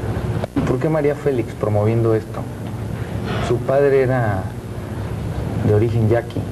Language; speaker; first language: Spanish; native; Spanish